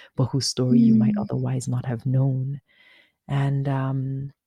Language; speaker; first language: English; non-native, local second language; Igbo